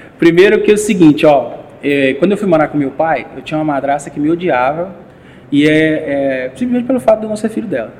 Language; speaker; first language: Portuguese; native; Portuguese